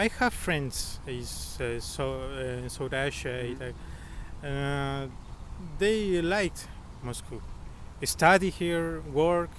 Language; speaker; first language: English; non-native, learner; Spanish